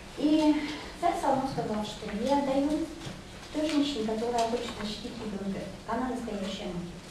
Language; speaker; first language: Russian; native; Russian